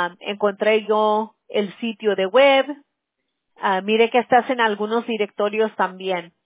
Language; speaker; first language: Spanish; early bilingual, heritage; Spanish